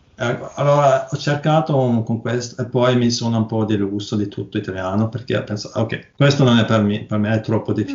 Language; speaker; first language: Italian; non-native, learner; Norwegian